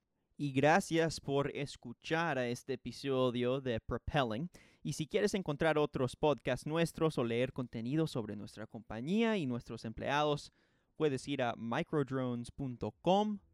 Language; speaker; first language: Spanish; non-native, fluent; English